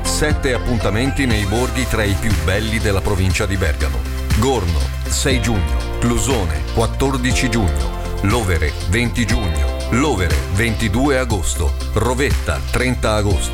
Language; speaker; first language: Italian; native; Italian